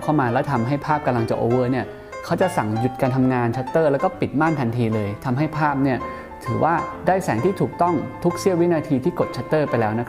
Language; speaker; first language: Thai; native; Thai